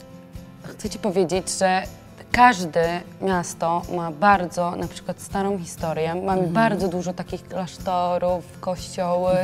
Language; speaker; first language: Polish; non-native, learner; Georgian